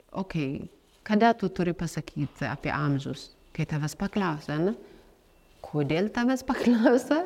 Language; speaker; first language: Lithuanian; non-native, fluent; Amharic